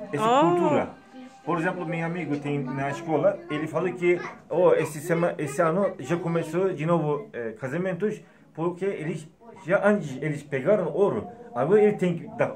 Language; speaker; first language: Portuguese; non-native, learner; Turkish